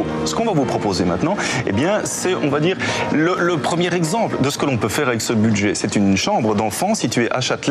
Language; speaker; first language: French; native; French